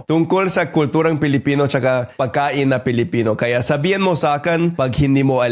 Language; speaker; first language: Filipino; non-native, fluent; English